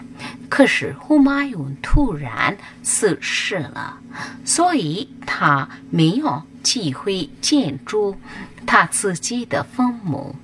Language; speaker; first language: Chinese; non-native, learner; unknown